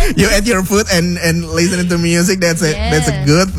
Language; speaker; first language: English; non-native, fluent; Indonesian